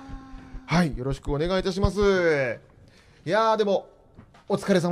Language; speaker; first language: Japanese; native; Japanese